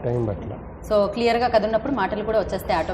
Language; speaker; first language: Telugu; native; Telugu